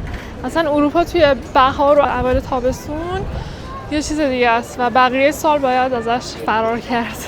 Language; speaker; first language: Persian; native; Persian